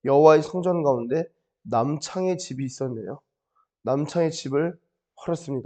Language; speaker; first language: Korean; native; Korean